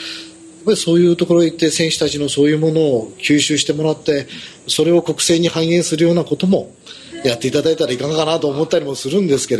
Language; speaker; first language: Japanese; native; Japanese